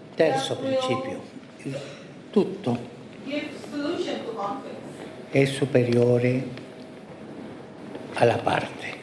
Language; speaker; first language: Italian; non-native, fluent; Spanish